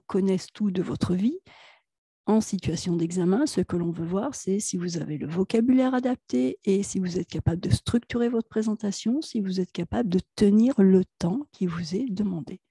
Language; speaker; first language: French; native; French